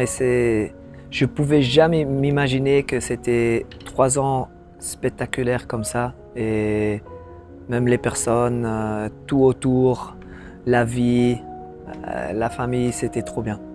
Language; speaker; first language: French; non-native, local second language; Dutch